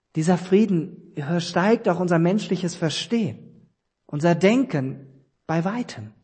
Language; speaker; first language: German; native; German